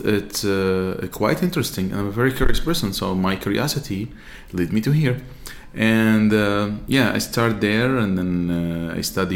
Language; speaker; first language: English; non-native, fluent; Arabic